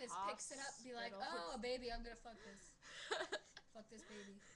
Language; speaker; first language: English; native; English